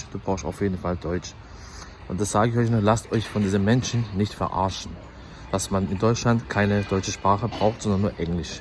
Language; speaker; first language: German; early bilingual, other home language; Turkish